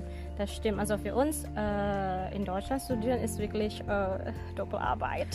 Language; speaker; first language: German; non-native, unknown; Indonesian